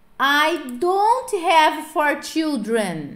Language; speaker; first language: English; non-native, fluent; Portuguese